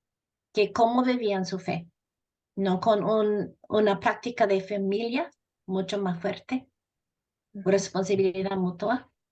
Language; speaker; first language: Spanish; non-native, fluent; English